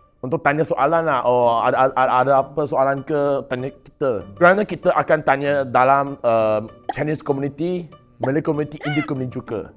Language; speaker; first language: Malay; non-native, local second language; Chinese